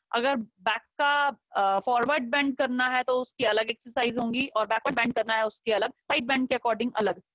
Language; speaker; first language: Hindi; native; Hindi